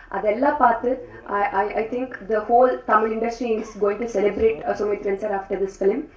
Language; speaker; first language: Tamil; native; Tamil